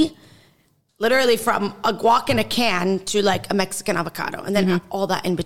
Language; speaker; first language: English; native; English